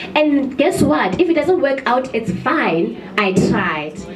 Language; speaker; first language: English; non-native, local second language; Southern Sotho